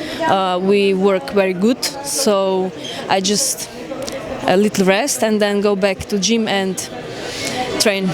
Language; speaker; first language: English; non-native, learner; Slovenian